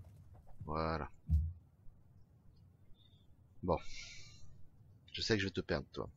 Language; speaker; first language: French; native; French